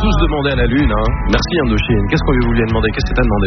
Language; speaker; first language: French; native; French